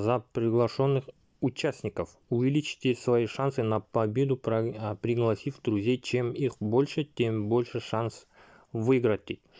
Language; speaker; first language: Russian; non-native, local second language; Kazakh